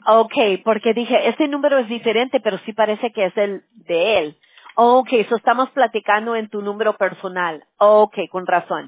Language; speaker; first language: Spanish; early bilingual, heritage; Spanish